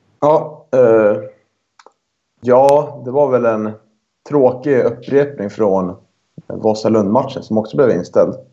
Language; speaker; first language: Swedish; native; Swedish